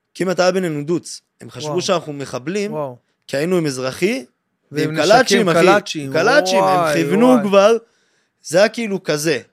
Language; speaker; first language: Hebrew; native; Hebrew